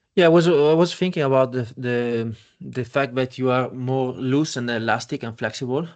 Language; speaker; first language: English; non-native, fluent; Italian